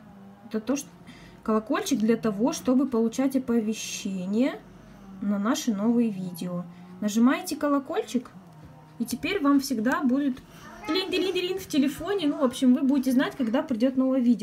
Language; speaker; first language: Russian; native; Russian